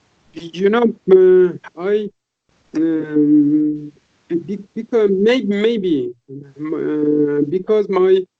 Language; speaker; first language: English; non-native, fluent; Persian